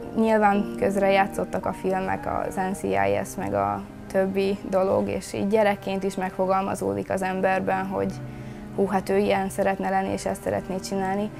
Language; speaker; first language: Hungarian; native; Hungarian